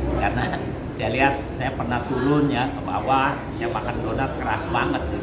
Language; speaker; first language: Indonesian; early bilingual, heritage; Indonesian